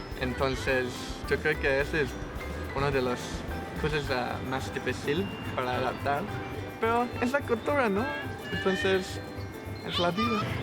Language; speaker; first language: Spanish; non-native, learner; English